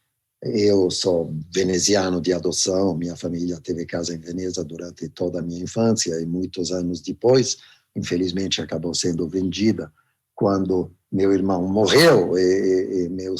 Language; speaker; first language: Portuguese; non-native, fluent; Italian